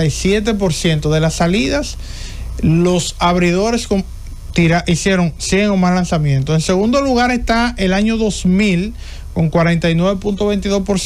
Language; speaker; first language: Spanish; native; Spanish